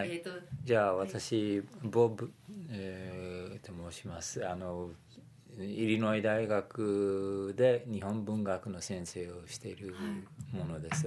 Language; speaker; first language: Japanese; non-native, fluent; English